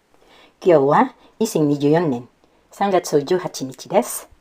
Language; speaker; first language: Japanese; non-native, learner; Filipino